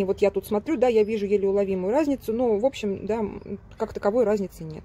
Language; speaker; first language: Russian; native; Russian